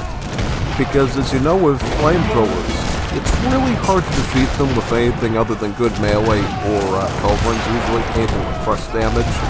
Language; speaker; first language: English; native; English